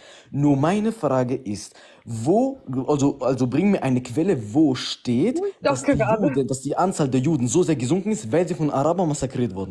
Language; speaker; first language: German; early bilingual, other home language; Arabic